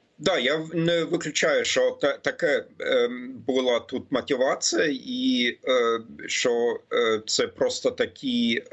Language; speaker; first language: Ukrainian; non-native, fluent; German